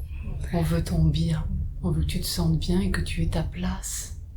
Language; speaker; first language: French; native; French